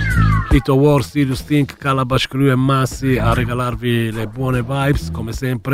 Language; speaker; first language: Italian; native; Italian